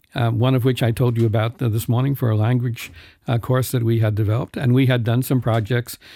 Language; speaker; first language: English; native; English